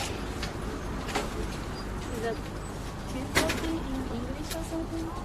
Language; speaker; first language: English; non-native, learner; Japanese